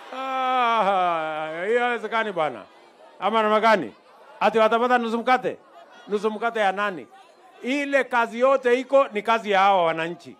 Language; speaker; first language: Swahili; non-native, local second language; Kalenjin